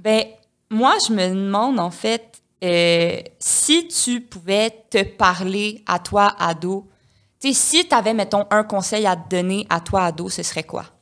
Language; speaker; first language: French; native; French